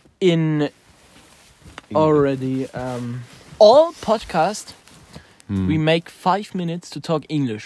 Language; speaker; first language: English; non-native, learner; German